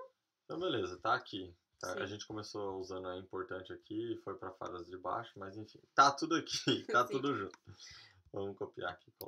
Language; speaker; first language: Portuguese; native; Portuguese